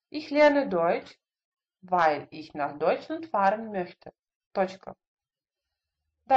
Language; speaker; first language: German; non-native, fluent; Russian